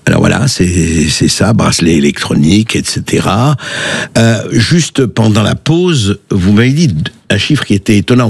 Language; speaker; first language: French; native; French